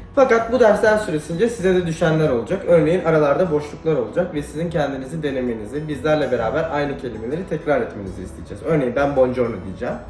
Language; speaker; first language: Turkish; early bilingual, other home language; Italian